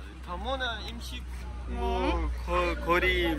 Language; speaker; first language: Korean; non-native, learner; Urdu